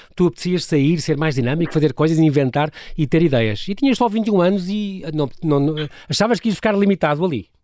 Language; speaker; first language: Portuguese; native; Portuguese